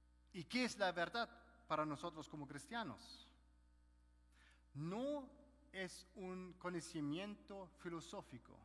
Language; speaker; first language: Spanish; non-native, fluent; German